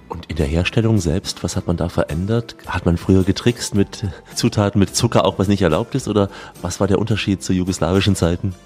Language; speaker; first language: German; native; German